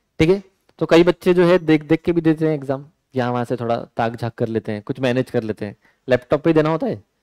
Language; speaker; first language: Hindi; native; Hindi